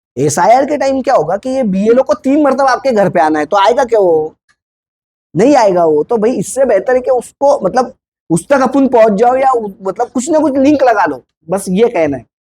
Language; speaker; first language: Hindi; native; Hindi